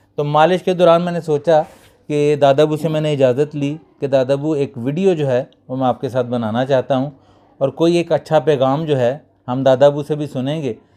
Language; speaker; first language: Urdu; native; Urdu